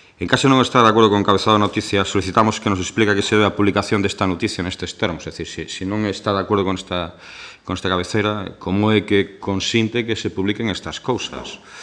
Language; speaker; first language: Galician; native; Galician